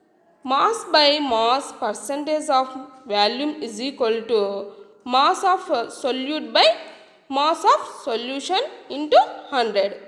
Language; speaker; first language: English; non-native, local second language; Telugu